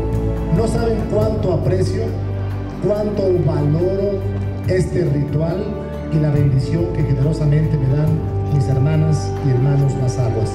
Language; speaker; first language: Spanish; native; Spanish